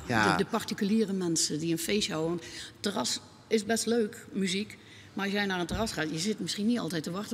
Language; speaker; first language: Dutch; native; Dutch